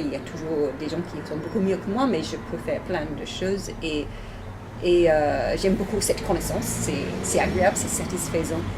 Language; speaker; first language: French; non-native, learner; English